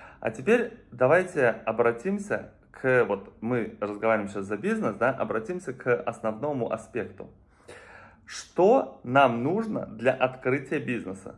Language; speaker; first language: Russian; native; Russian